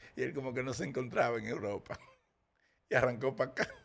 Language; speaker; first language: Spanish; early bilingual, heritage; Spanish